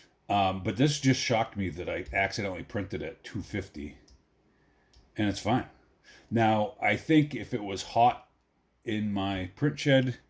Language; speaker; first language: English; native; English